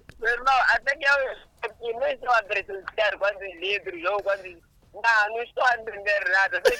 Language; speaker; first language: Portuguese; non-native, local second language; Makhuwa